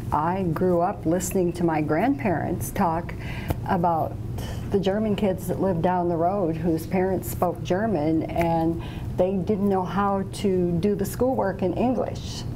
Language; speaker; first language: English; native; English